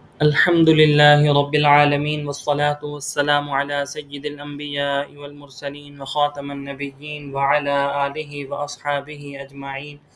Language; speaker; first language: Urdu; native; Urdu